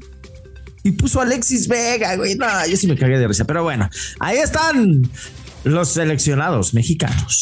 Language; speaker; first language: Spanish; native; Spanish